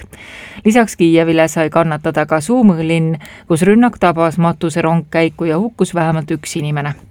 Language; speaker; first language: Estonian; native; Estonian